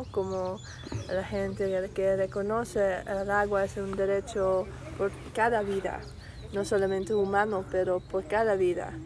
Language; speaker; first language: Spanish; non-native, learner; Dutch